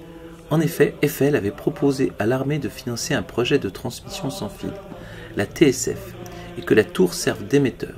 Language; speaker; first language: French; native; French